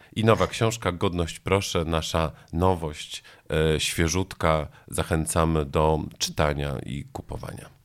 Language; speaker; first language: Polish; native; Polish